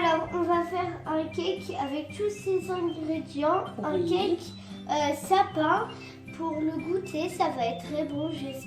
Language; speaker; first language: French; early bilingual, other home language; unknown